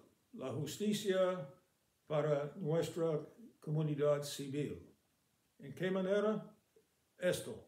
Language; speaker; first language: Spanish; non-native, fluent; English